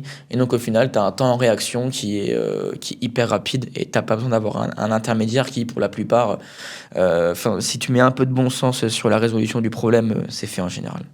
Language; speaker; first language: French; native; French